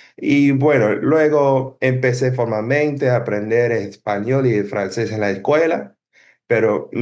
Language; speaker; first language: Spanish; non-native, fluent; English